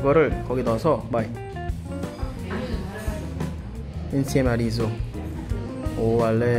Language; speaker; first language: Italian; non-native, fluent; Korean